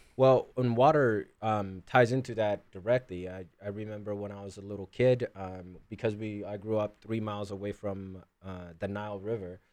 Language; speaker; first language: English; early bilingual, other home language; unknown